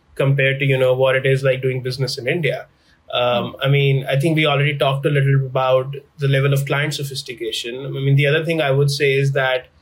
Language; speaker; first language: English; non-native, local second language; Hindi